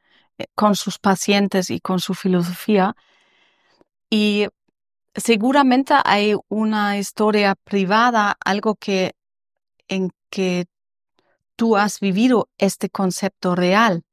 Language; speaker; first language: Spanish; non-native, learner; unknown